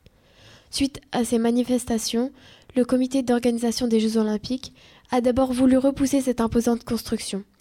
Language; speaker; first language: French; native; French